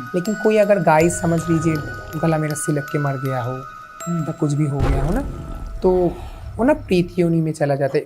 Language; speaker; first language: Hindi; non-native, local second language; Bangla